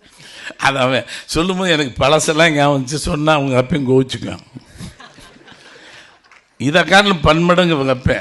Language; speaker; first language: Tamil; native; Tamil